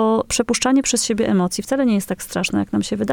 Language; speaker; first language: Polish; native; Polish